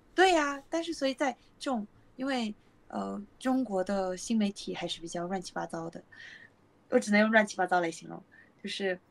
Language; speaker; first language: Chinese; native; Chinese